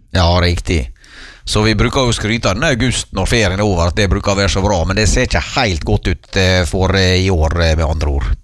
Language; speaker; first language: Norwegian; native; Norwegian